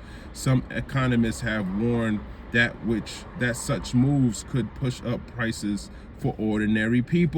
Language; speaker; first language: English; native; English